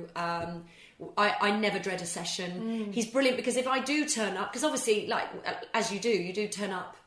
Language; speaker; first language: English; native; English